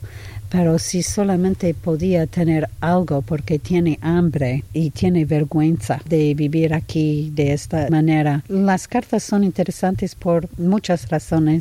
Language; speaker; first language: Spanish; non-native, fluent; English